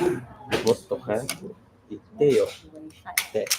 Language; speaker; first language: Japanese; non-native, fluent; English